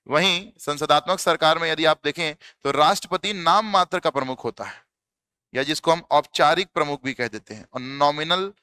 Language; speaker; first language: Hindi; native; Hindi